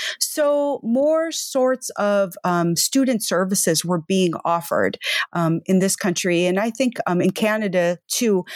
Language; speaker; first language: English; native; English